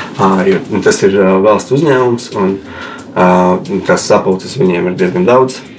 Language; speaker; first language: Latvian; non-native, local second language; Russian